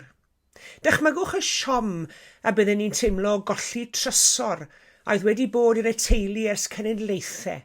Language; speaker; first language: Welsh; native; Welsh